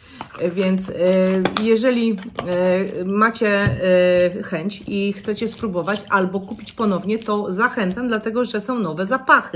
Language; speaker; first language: Polish; native; Polish